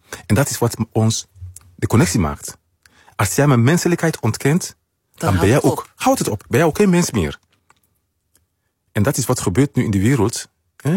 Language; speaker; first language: Dutch; non-native, fluent; Mandingo